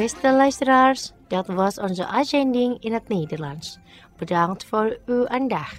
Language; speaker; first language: Dutch; non-native, learner; Indonesian